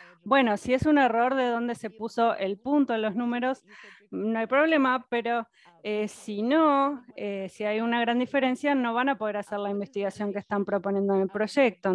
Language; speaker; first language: Spanish; native; Spanish